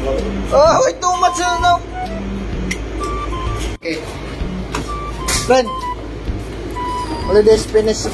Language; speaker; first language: English; non-native, learner; Filipino